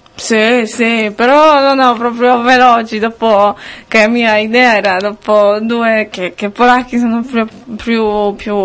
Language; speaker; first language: Italian; non-native, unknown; Polish